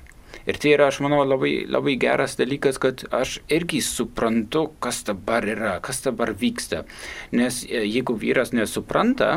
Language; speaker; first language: Lithuanian; non-native, fluent; German